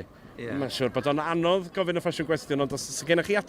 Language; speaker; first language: Welsh; native; Welsh